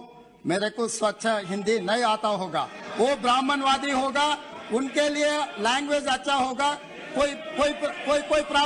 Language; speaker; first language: Hindi; non-native, local second language; Telugu